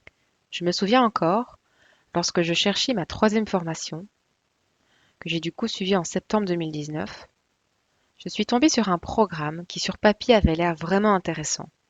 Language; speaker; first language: French; native; French